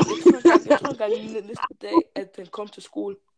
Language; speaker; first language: Danish; early bilingual, other home language; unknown